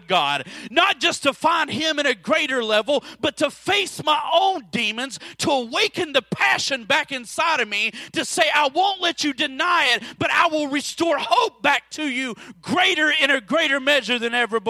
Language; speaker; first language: English; native; English